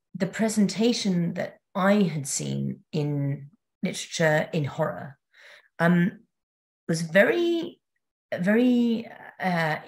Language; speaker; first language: English; native; English